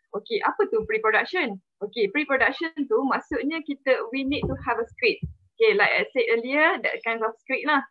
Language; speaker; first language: English; non-native, local second language; Malay